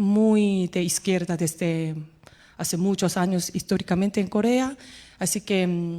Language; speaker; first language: Spanish; non-native, learner; Korean